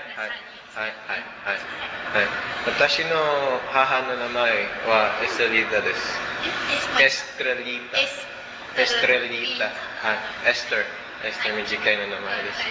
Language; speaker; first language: Japanese; non-native, learner; Cebuano